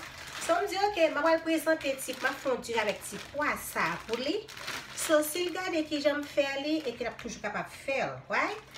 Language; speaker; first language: French; non-native, local second language; Haitian Creole